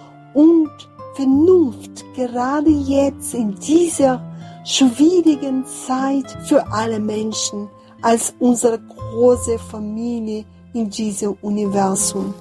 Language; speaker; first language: German; non-native, fluent; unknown